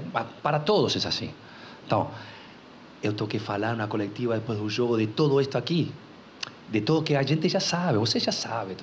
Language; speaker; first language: Portuguese; non-native, local second language; Spanish